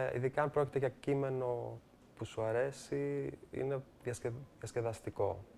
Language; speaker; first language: Greek; early bilingual, heritage; Greek